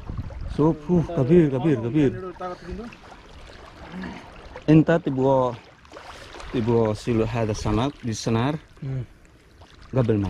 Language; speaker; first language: Arabic; non-native, learner; Indonesian